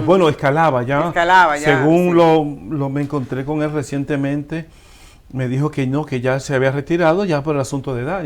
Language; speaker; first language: Spanish; native; Spanish